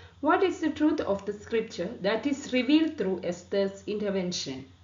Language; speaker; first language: English; non-native, local second language; Malayalam